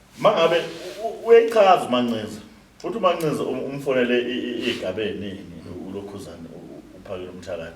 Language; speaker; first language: Zulu; native; Zulu